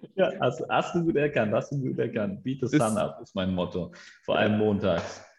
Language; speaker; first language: German; native; German